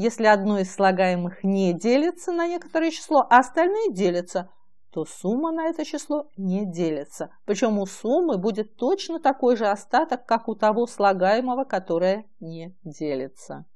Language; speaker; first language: Russian; native; Russian